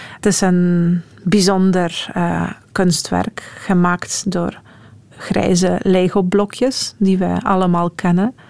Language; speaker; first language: Dutch; non-native, fluent; Polish